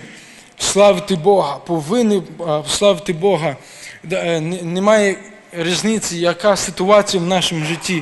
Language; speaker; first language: Ukrainian; early bilingual, heritage; Ukrainian